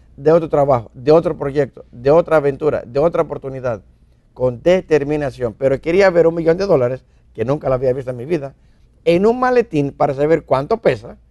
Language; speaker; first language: Spanish; non-native, fluent; Greek